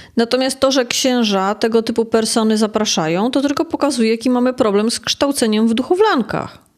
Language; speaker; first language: Polish; native; Polish